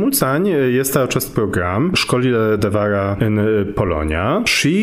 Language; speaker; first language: Romanian; non-native, fluent; Polish